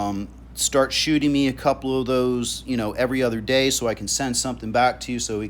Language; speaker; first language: English; native; English